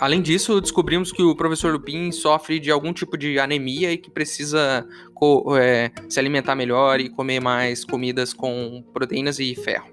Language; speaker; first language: Portuguese; native; Portuguese